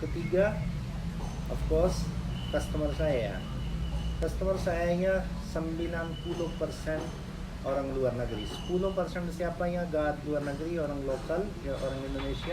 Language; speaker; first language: Indonesian; non-native, learner; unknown